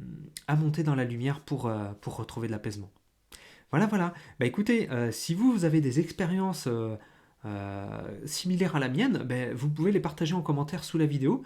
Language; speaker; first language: French; native; French